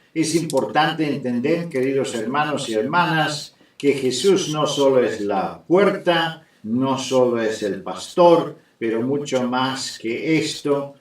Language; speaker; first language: Spanish; non-native, fluent; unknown